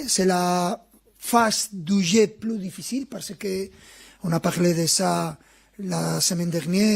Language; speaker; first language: French; non-native, fluent; Spanish